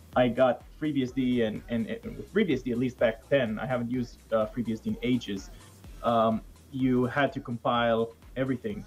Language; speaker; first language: English; non-native, fluent; Hebrew